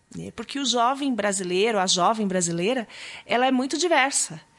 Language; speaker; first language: Portuguese; native; Portuguese